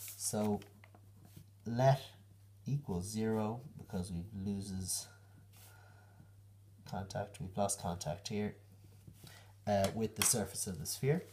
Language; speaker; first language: English; native; English